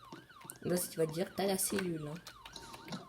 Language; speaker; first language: French; native; French